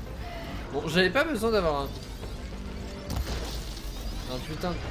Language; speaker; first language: French; native; French